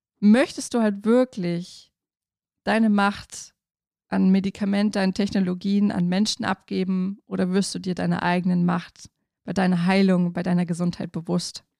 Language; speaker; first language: German; native; German